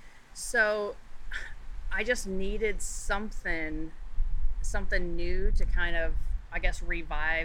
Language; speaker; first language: English; native; English